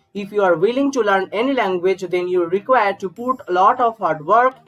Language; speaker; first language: English; non-native, local second language; Bangla